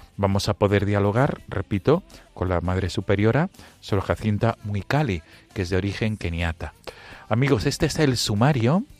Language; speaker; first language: Spanish; native; Spanish